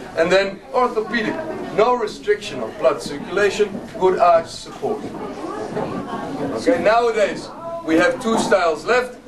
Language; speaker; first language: English; non-native, fluent; Dutch